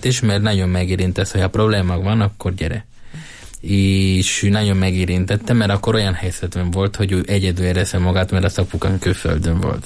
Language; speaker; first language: Hungarian; non-native, learner; Spanish